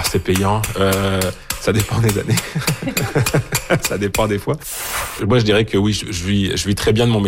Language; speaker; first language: French; native; French